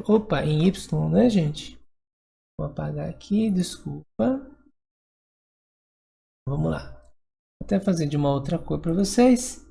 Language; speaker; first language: Portuguese; native; Portuguese